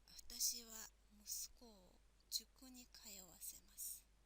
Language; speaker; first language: Japanese; non-native, fluent; Mongolian